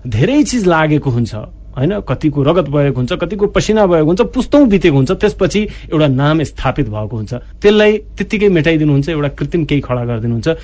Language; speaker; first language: Nepali; non-native, local second language; Maithili